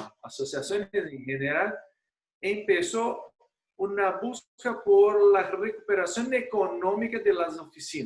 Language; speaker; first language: Spanish; non-native, fluent; Portuguese